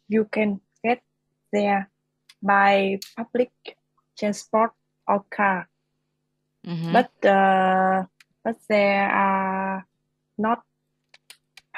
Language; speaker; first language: English; non-native, learner; Vietnamese